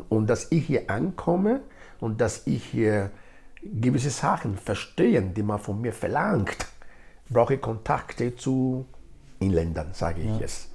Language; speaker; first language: German; non-native, fluent; Bini